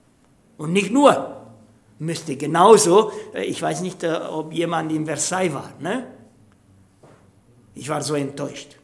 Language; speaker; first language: German; non-native, fluent; Romanian